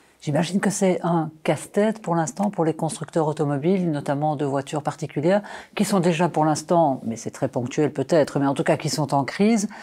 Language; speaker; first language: French; native; French